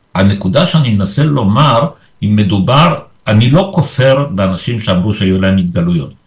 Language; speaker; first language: Hebrew; early bilingual, other home language; Polish